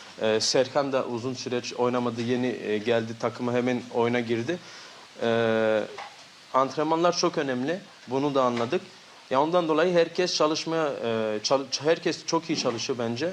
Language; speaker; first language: Turkish; early bilingual, heritage; Turkish